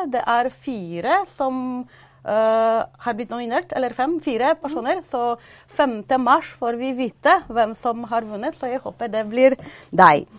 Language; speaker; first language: Norwegian; non-native, fluent; Polish